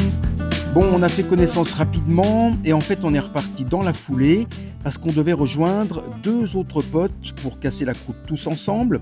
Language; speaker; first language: French; native; French